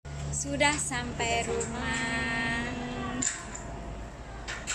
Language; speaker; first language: Indonesian; non-native, local second language; Javanese